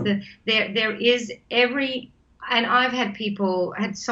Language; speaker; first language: English; native; English